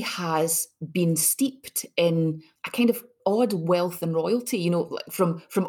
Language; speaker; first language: English; native; English